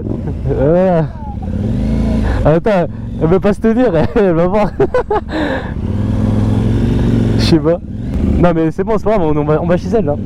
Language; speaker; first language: French; native; French